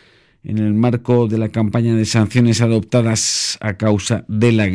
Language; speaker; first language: Spanish; native; Spanish